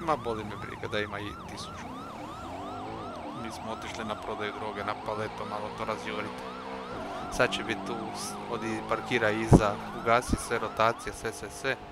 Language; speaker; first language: Serbian; native; Serbian